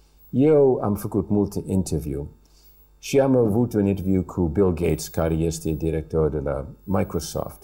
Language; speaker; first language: Romanian; early bilingual, heritage; English